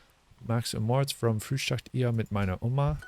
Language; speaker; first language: German; non-native, learner; English